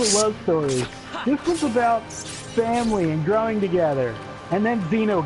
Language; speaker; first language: English; native; English